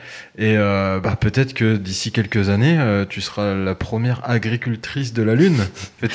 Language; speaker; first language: French; native; French